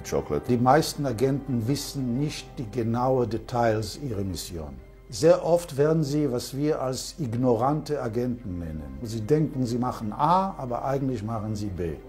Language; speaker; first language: German; non-native, fluent; Hebrew